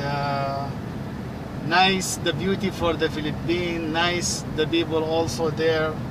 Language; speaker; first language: English; non-native, learner; Arabic